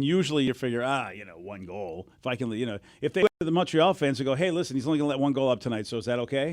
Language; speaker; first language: English; native; English